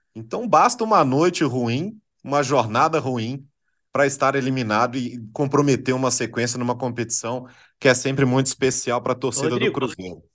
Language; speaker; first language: Portuguese; native; Portuguese